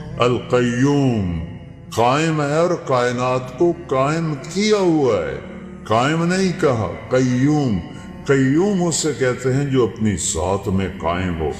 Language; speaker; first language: Urdu; non-native, local second language; Punjabi